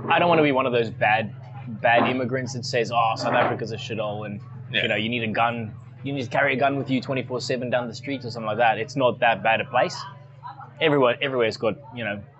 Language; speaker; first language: English; non-native, local second language; Afrikaans